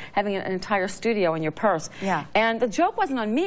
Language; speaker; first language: English; native; English